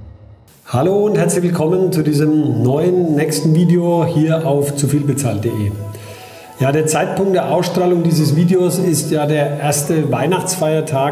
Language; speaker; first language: German; native; German